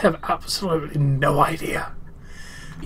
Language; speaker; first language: English; native; English